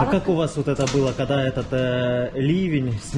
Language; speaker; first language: Russian; native; Russian